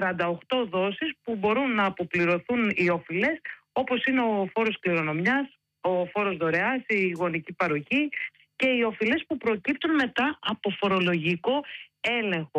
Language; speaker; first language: Greek; native; Greek